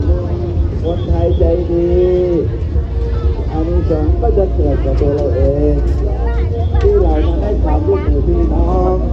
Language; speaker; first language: Thai; native; Thai